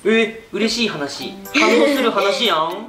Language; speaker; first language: Japanese; native; Japanese